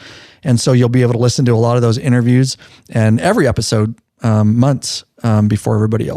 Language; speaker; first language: English; native; English